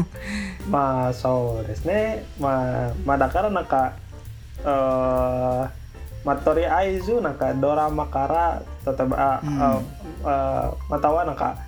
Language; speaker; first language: Japanese; non-native, learner; Indonesian